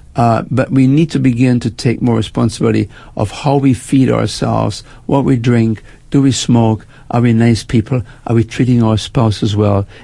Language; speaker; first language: English; non-native, fluent; German